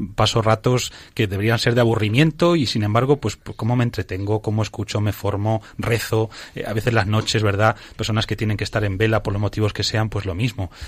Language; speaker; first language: Spanish; native; Spanish